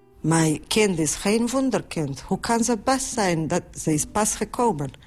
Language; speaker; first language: Dutch; non-native, fluent; Bosnian